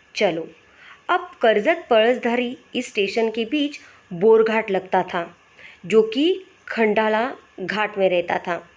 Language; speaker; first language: Hindi; non-native, local second language; Marathi